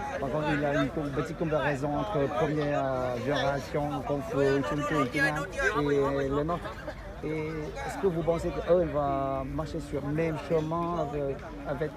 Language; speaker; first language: French; non-native, learner; Vietnamese